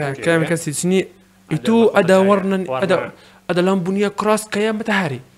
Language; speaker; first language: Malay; non-native, learner; Arabic